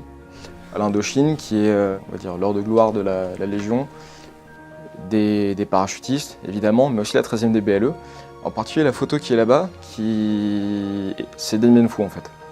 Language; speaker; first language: French; native; French